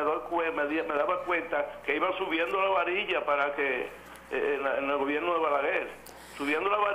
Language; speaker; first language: Spanish; native; Spanish